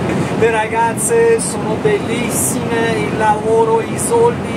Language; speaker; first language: Italian; non-native, learner; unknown